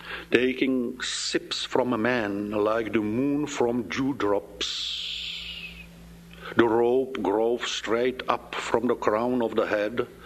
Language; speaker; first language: English; non-native, fluent; Czech